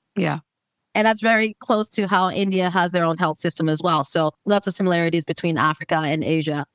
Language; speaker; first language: English; native; English